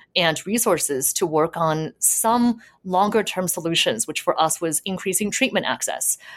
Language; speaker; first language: English; native; English